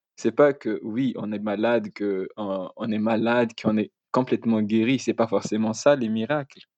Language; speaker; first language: French; non-native, local second language; Malagasy